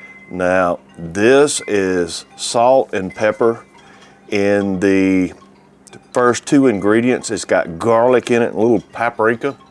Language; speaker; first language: English; native; English